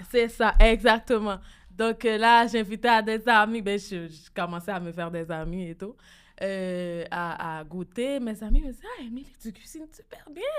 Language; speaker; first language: French; non-native, local second language; Haitian Creole